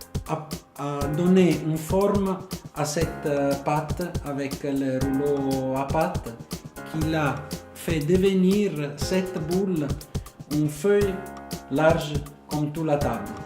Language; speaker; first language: French; non-native, fluent; Italian